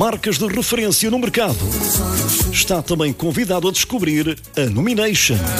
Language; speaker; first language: Portuguese; native; Portuguese